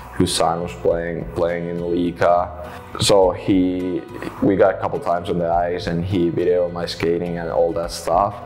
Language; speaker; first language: English; non-native, fluent; Finnish